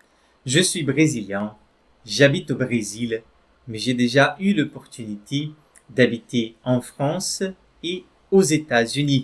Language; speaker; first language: French; non-native, fluent; Portuguese